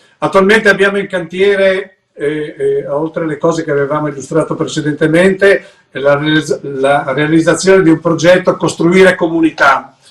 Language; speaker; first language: Italian; native; Italian